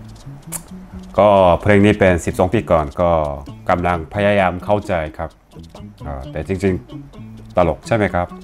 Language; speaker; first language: Thai; non-native, learner; Korean